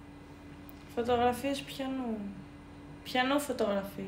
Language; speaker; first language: Greek; early bilingual, heritage; Greek